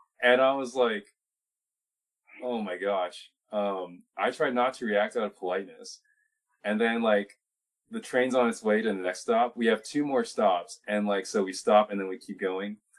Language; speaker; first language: English; early bilingual, other home language; Chinese